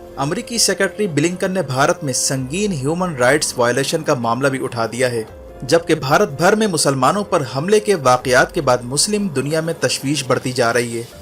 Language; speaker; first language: Urdu; native; Urdu